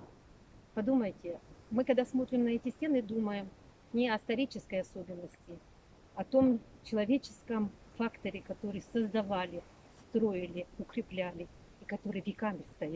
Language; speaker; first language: Russian; native; Russian